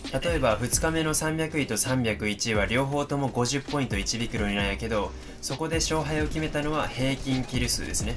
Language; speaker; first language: Japanese; native; Japanese